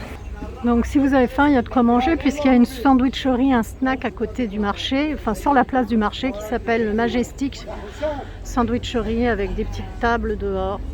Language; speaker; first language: French; native; French